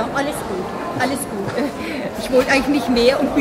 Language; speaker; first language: German; native; German